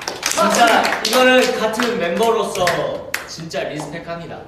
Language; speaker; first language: Korean; native; Korean